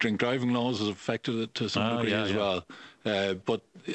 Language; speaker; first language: English; native; English